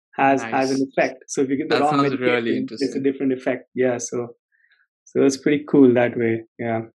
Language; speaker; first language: English; non-native, local second language; Tamil